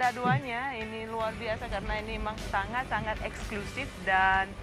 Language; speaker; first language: Indonesian; non-native, fluent; Russian